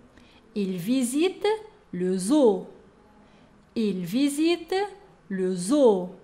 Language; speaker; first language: French; non-native, local second language; Arabic